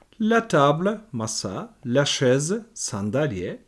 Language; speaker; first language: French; non-native, fluent; Turkish